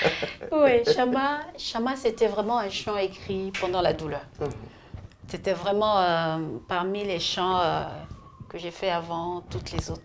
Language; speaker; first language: French; non-native, local second language; Lingala